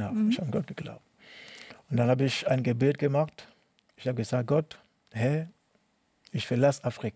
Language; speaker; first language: German; non-native, learner; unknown